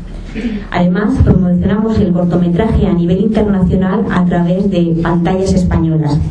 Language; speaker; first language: Spanish; native; Spanish